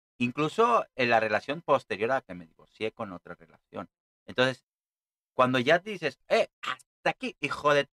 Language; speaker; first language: Spanish; native; Spanish